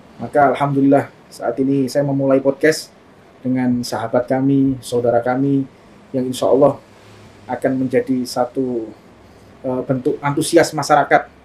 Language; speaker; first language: Indonesian; native; Indonesian